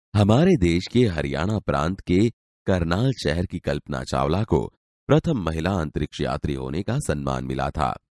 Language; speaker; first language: Hindi; non-native, local second language; Gujarati